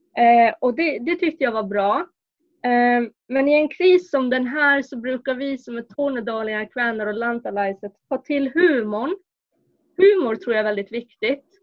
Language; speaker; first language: Swedish; native; Swedish